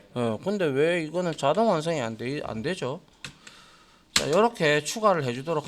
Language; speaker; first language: Korean; native; Korean